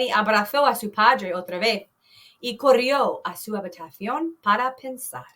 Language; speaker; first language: Spanish; non-native, fluent; English